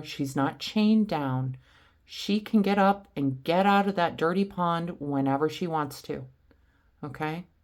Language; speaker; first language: English; native; English